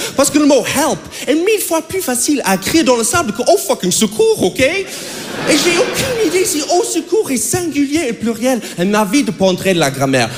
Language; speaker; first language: French; non-native, fluent; English